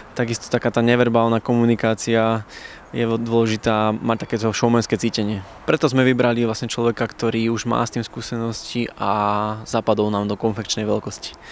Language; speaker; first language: Slovak; native; Slovak